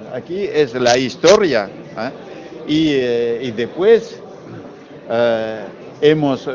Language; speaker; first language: Spanish; non-native, learner; French